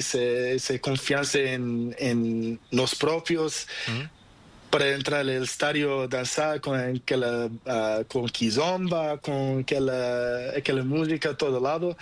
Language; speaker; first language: Spanish; non-native, learner; Portuguese